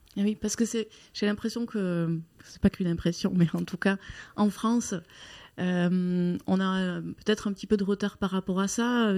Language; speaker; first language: French; native; French